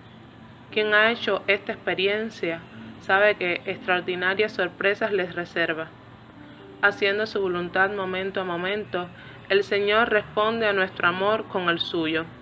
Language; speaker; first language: Spanish; native; Spanish